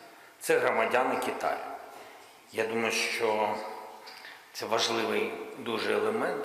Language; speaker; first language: Ukrainian; non-native, local second language; Russian